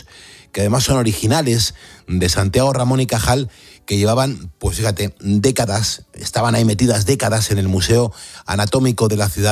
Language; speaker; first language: Spanish; native; Spanish